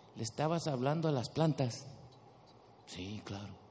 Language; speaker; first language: Spanish; early bilingual, heritage; Spanish